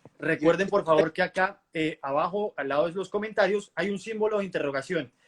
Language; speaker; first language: Spanish; native; Spanish